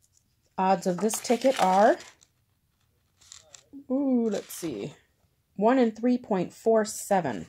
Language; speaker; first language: English; native; English